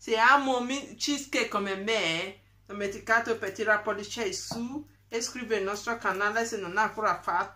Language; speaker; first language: Italian; non-native, learner; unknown